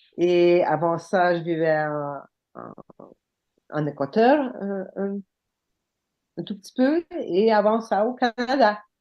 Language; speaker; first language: French; non-native, local second language; English